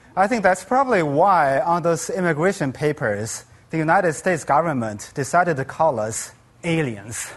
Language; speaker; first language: English; non-native, fluent; Chinese